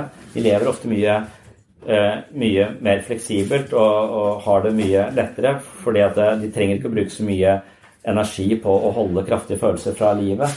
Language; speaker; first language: Norwegian; native; Norwegian